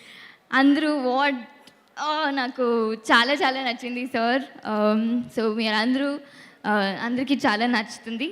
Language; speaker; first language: Telugu; non-native, learner; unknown